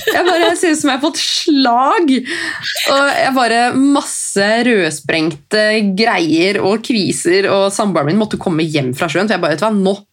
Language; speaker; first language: Norwegian; native; Norwegian